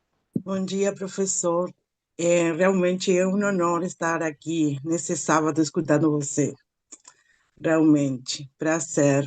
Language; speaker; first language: Portuguese; non-native, learner; Spanish